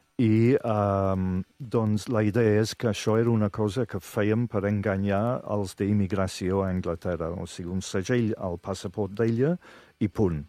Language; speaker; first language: Catalan; non-native, fluent; English